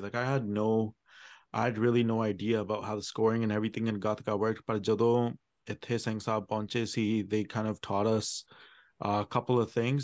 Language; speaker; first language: English; early bilingual, other home language; Punjabi